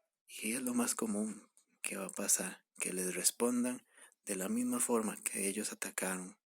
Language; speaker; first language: Spanish; native; Spanish